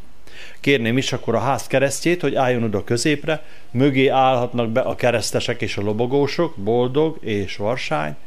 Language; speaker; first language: Hungarian; native; Hungarian